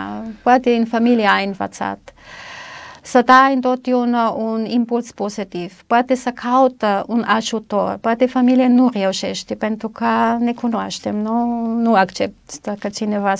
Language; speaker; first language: Romanian; non-native, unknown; German